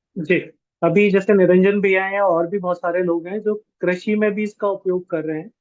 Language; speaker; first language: Hindi; native; Hindi